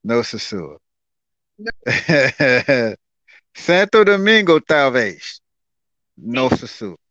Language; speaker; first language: Spanish; non-native, learner; English